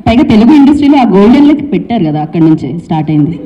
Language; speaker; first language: Telugu; native; Telugu